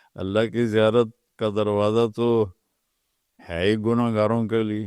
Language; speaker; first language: Urdu; non-native, local second language; Punjabi